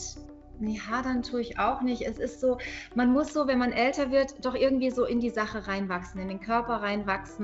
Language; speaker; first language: German; native; German